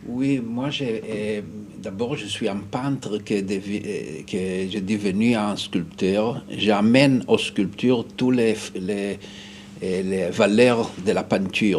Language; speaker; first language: French; non-native, fluent; Hebrew